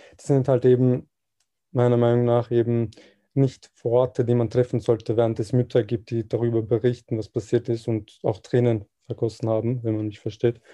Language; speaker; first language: German; early bilingual, other home language; Serbian